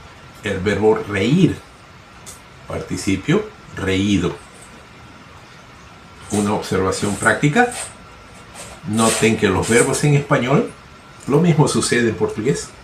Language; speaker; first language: Spanish; non-native, fluent; Portuguese